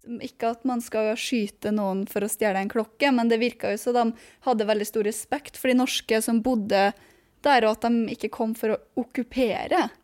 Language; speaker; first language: Norwegian; native; Norwegian